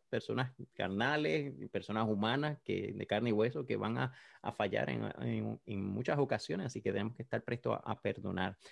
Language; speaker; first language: Spanish; native; Spanish